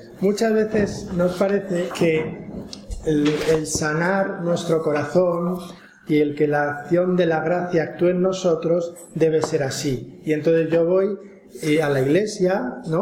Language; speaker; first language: Spanish; native; Spanish